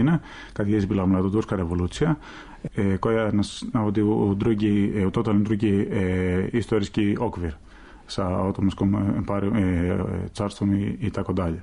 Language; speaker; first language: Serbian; non-native, fluent; Greek